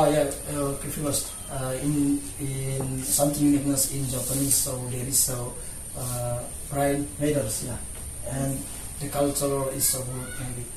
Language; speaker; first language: English; non-native, learner; Indonesian